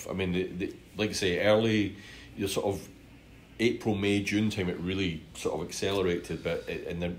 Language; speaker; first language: English; native; English